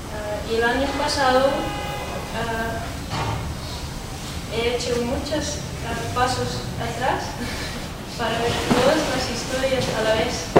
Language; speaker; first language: Spanish; non-native, fluent; Dutch